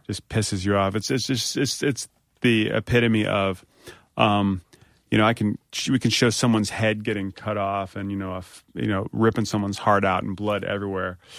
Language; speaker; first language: English; native; English